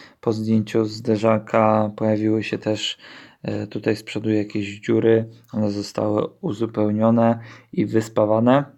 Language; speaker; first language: Polish; native; Polish